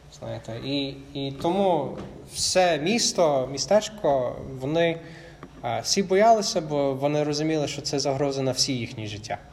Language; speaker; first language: Ukrainian; non-native, fluent; English